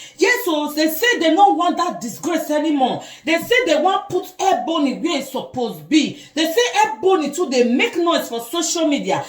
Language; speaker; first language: Nigerian Pidgin; non-native, local second language; Bini